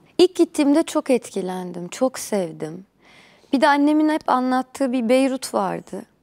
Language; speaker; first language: Turkish; native; Turkish